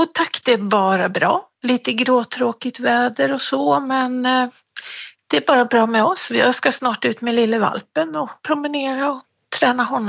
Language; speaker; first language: Swedish; native; Swedish